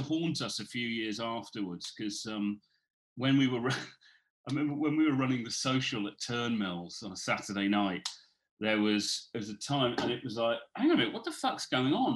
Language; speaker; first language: English; native; English